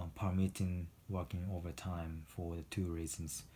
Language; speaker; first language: English; non-native, fluent; Japanese